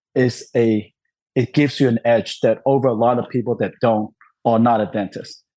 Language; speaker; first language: English; non-native, local second language; Cantonese